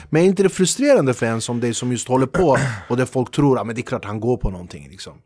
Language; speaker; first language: Swedish; early bilingual, other home language; Kurdish